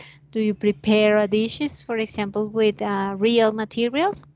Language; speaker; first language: English; non-native, learner; Spanish